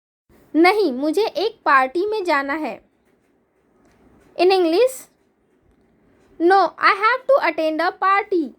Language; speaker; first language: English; non-native, local second language; Hindi